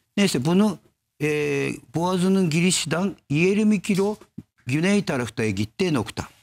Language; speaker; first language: Turkish; non-native, learner; Japanese